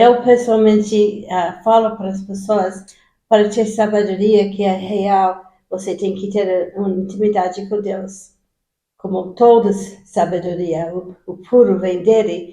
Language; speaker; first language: Portuguese; non-native, fluent; English